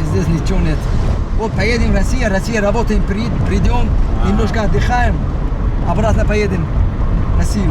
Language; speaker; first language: Russian; non-native, learner; Tajik